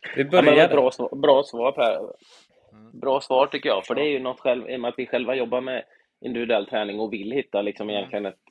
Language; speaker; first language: Swedish; native; Swedish